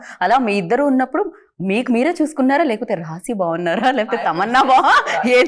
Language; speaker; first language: Telugu; native; Telugu